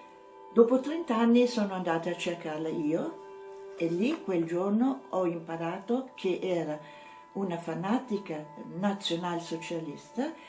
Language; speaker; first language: Italian; non-native, fluent; German